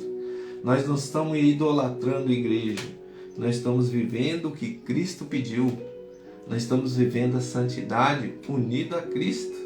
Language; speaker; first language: Portuguese; native; Portuguese